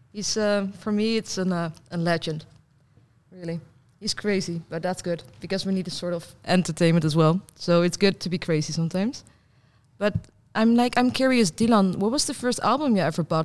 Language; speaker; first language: English; non-native, fluent; Dutch